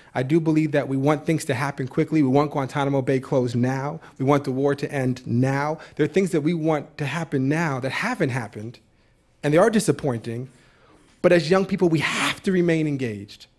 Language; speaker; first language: English; native; English